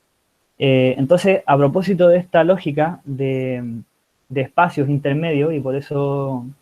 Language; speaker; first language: Spanish; native; Spanish